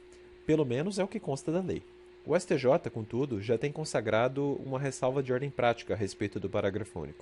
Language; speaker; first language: Portuguese; native; Portuguese